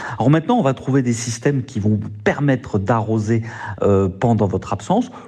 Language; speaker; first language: French; native; French